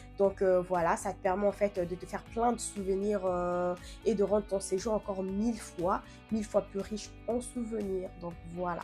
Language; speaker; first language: French; non-native, fluent; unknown